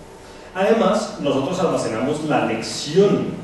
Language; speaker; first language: Spanish; native; Spanish